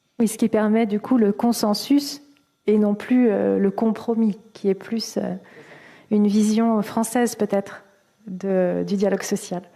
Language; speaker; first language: French; native; French